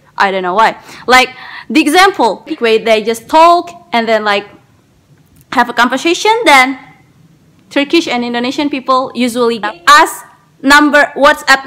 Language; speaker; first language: English; non-native, learner; Indonesian